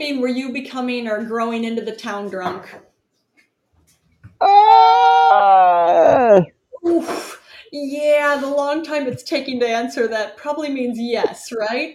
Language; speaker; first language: English; native; English